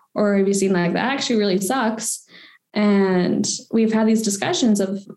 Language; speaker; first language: English; native; English